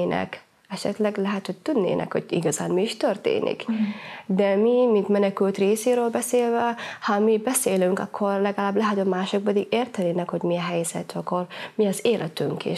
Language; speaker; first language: Hungarian; non-native, fluent; Somali